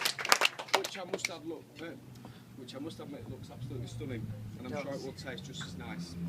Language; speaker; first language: English; native; English